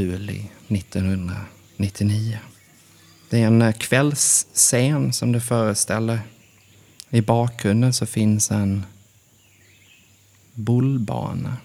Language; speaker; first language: Swedish; native; Swedish